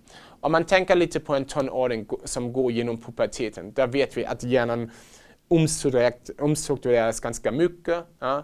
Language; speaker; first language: Swedish; non-native, fluent; German